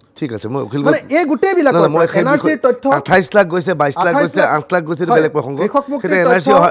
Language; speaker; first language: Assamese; native; Assamese